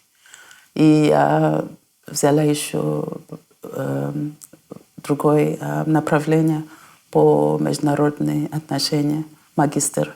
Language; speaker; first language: Russian; non-native, fluent; North Ndebele